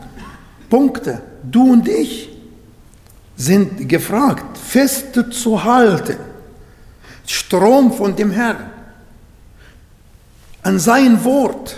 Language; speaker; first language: German; non-native, fluent; Arabic